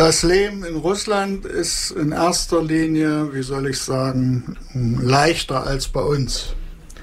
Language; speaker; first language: German; native; German